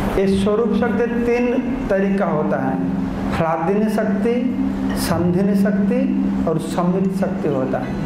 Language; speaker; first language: Hindi; non-native, local second language; Odia